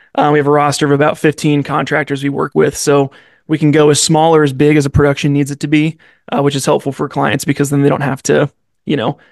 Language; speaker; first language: English; native; English